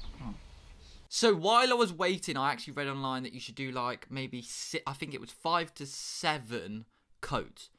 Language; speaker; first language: English; native; English